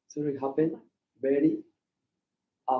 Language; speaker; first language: English; non-native, learner; Spanish